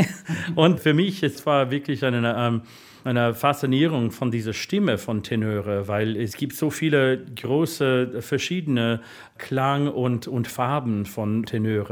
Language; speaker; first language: German; non-native, learner; English